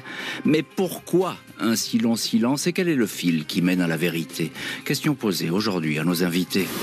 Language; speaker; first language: French; native; French